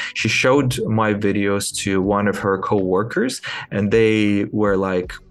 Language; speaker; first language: English; non-native, fluent; Ukrainian